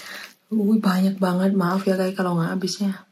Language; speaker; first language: Indonesian; non-native, fluent; Thai